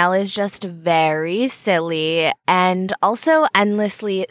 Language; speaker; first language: English; native; English